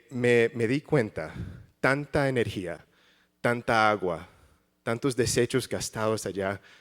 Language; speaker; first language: Spanish; early bilingual, heritage; English